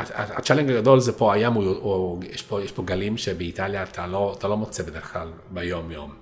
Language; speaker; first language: Hebrew; non-native, fluent; Italian